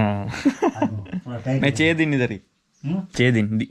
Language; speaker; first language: Hindi; non-native, local second language; Malayalam